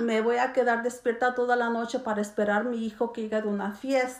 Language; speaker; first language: Spanish; early bilingual, heritage; Spanish